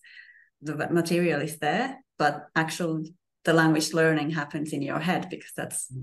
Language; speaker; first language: English; non-native, fluent; Finnish